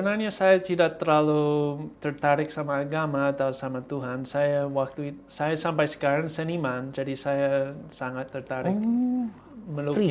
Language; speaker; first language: Indonesian; non-native, fluent; English